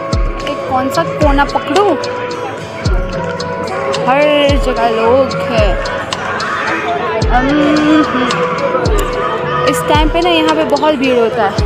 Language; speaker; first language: Hindi; non-native, local second language; Nepali